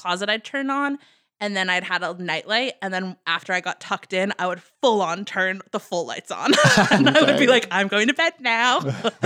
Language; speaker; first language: English; native; English